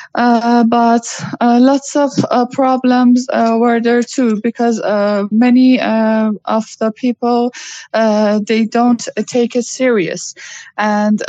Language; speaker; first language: English; non-native, learner; Persian